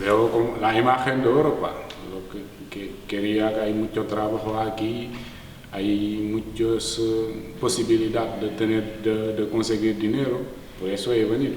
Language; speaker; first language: Spanish; non-native, learner; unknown